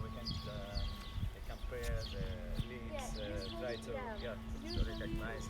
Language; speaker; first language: English; non-native, learner; Russian